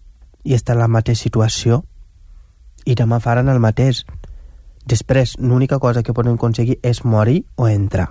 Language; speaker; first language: Catalan; non-native, fluent; Wolof